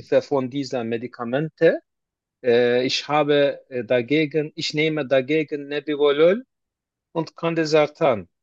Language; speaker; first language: German; non-native, learner; Turkish